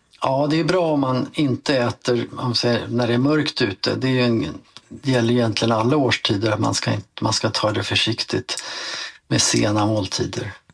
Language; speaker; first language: Swedish; native; Swedish